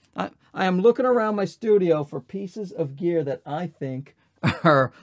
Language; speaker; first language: English; native; English